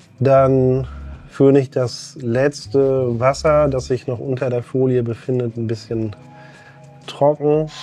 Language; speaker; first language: German; native; German